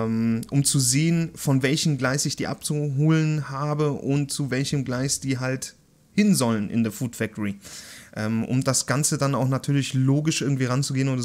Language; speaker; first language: German; native; German